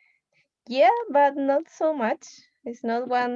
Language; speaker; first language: English; non-native, learner; Spanish